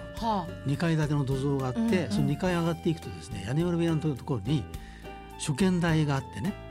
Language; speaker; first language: Japanese; native; Japanese